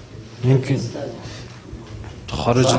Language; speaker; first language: Arabic; non-native, learner; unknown